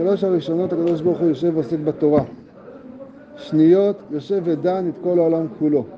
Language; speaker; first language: Hebrew; native; Hebrew